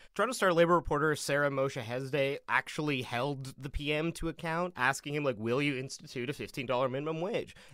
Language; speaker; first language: English; native; English